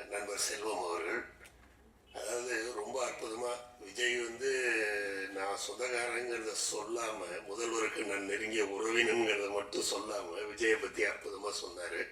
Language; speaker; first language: Tamil; native; Tamil